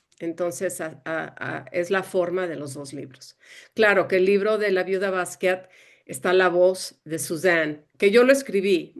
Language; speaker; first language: Spanish; early bilingual, other home language; English